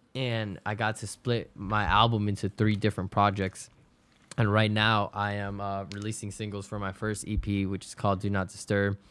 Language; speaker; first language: English; early bilingual, other home language; Spanish